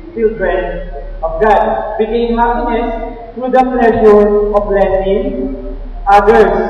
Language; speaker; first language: English; non-native, local second language; Filipino